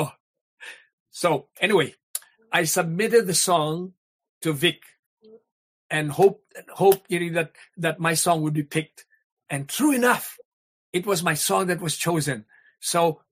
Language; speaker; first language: English; non-native, local second language; Hiligaynon